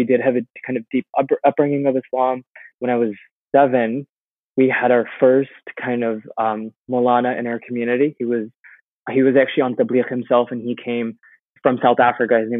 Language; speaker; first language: English; native; English